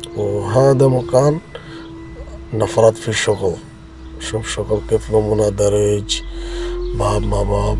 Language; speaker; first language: Arabic; non-native, learner; Bangla